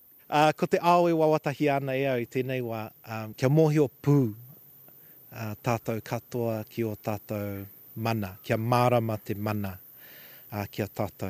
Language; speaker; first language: Māori; non-native, local second language; English